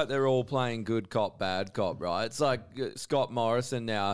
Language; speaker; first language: English; native; English